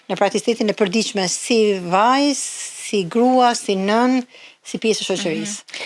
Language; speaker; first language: Albanian; native; Albanian